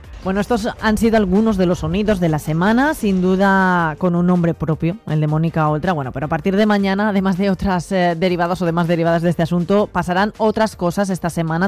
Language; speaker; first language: Spanish; native; Spanish